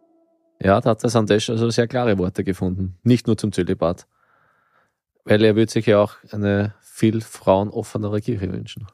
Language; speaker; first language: German; native; German